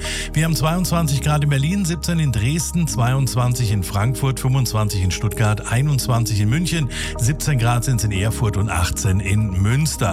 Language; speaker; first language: German; native; German